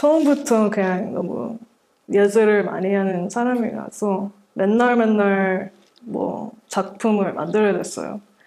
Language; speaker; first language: Korean; early bilingual, heritage; English